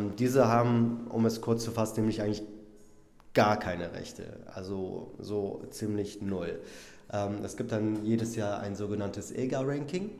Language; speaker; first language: German; early bilingual, other home language; Polish